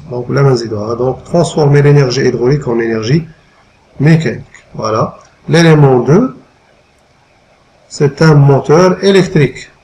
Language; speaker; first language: French; non-native, local second language; Arabic